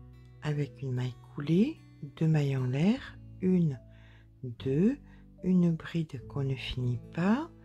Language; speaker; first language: French; native; French